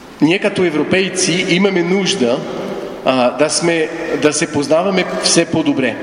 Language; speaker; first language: Bulgarian; non-native, fluent; French